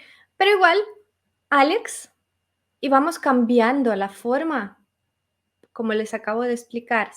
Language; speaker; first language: Spanish; non-native, fluent; Russian